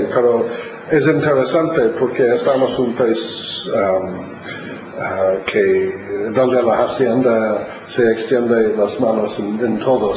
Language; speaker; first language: Spanish; non-native, fluent; English